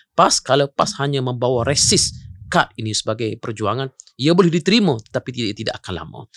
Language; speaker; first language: Malay; native; Malay